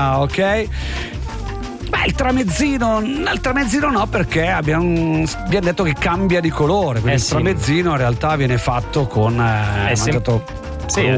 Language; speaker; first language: Italian; native; Italian